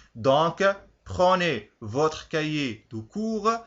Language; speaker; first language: French; non-native, local second language; Arabic